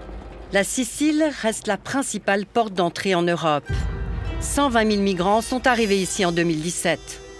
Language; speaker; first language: French; native; French